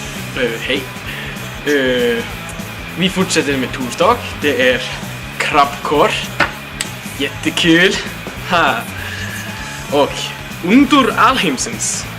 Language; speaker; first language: Swedish; non-native, learner; Icelandic